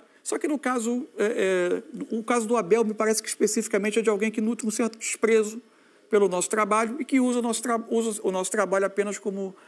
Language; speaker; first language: Portuguese; native; Portuguese